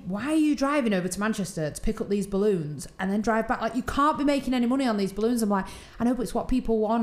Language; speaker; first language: English; native; English